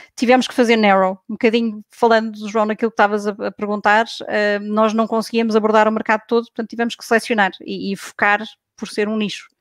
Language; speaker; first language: Portuguese; native; Portuguese